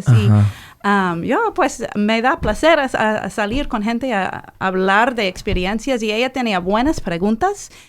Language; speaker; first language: Spanish; non-native, fluent; English